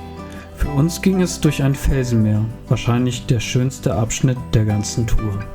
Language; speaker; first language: German; native; German